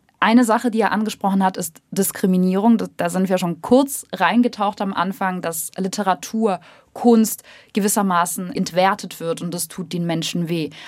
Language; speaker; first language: German; early bilingual, other home language; Russian